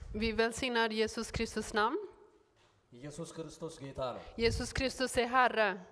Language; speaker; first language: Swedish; non-native, fluent; Amharic